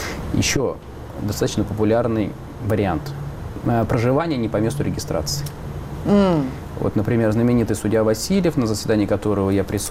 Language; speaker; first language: Russian; native; Russian